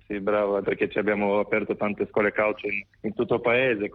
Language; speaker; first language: Italian; non-native, fluent; Macedonian